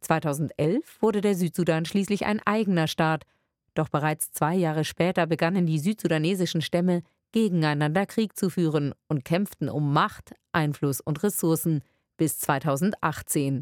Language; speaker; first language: German; native; German